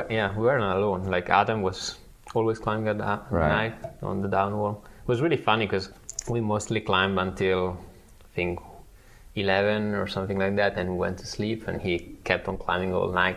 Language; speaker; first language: English; non-native, fluent; Italian